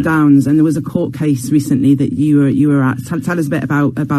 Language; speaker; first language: English; native; English